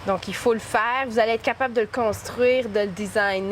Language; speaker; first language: French; native; French